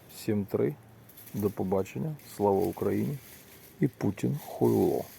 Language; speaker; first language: Ukrainian; non-native, local second language; Russian